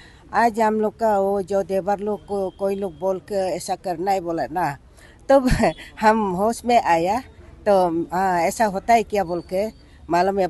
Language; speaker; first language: Hindi; non-native, local second language; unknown